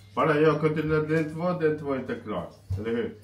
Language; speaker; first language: Swedish; non-native, learner; Mongolian